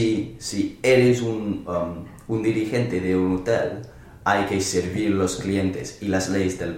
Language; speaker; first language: Spanish; non-native, learner; English